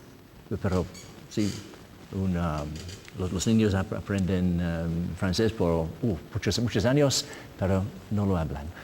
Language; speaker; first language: Spanish; non-native, learner; English